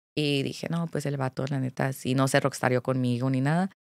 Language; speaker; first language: Spanish; non-native, fluent; English